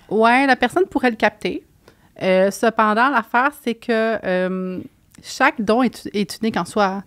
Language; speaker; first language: French; native; French